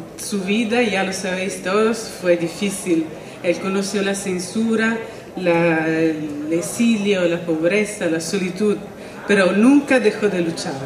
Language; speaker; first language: Spanish; non-native, fluent; Italian